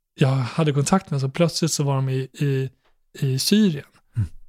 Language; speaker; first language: Swedish; native; Swedish